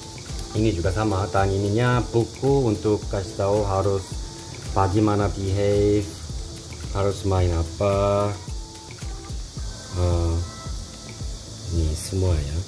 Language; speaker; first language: Indonesian; non-native, learner; Korean